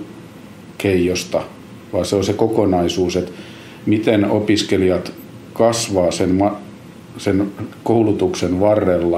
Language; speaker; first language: Finnish; native; Finnish